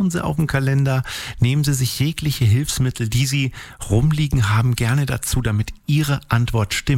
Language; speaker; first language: German; native; German